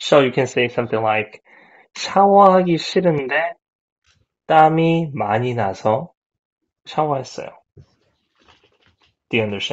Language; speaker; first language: English; non-native, fluent; Korean